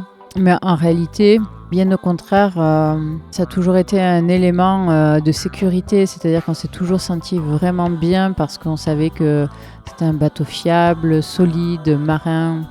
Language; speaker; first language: French; native; French